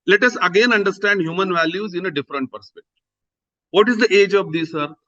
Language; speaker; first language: English; non-native, local second language; Marathi